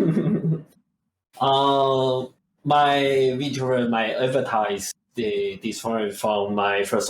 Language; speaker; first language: English; non-native, learner; Chinese